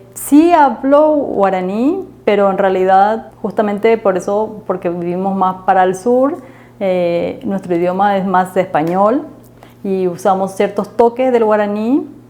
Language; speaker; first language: Spanish; native; Spanish